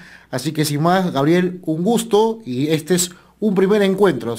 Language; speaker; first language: Spanish; native; Spanish